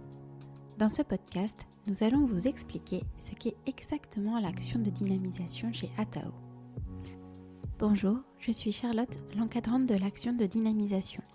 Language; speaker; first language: French; native; French